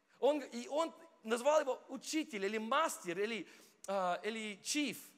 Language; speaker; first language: Russian; non-native, fluent; English